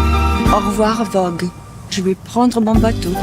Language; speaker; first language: French; non-native, fluent; Italian